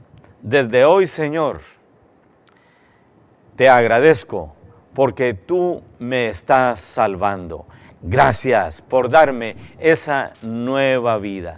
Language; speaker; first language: Spanish; native; Spanish